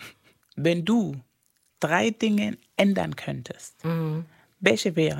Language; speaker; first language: German; non-native, fluent; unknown